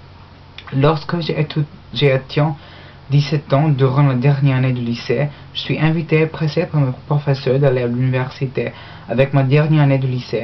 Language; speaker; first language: French; non-native, learner; English